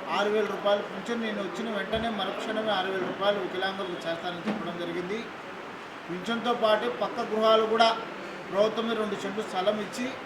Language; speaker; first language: Telugu; native; Telugu